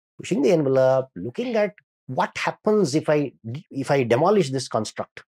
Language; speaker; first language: English; non-native, local second language; Kannada